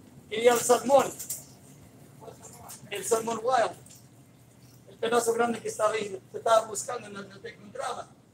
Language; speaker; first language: Spanish; early bilingual, heritage; Spanish